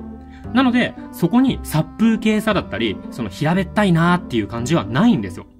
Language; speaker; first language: Japanese; native; Japanese